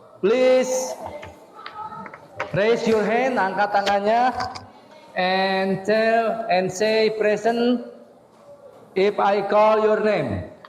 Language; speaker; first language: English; non-native, fluent; Indonesian